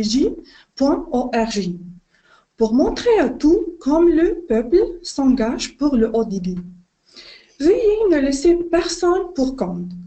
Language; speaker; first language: French; non-native, learner; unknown